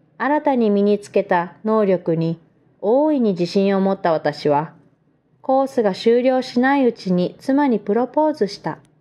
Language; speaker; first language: Japanese; non-native, fluent; Vietnamese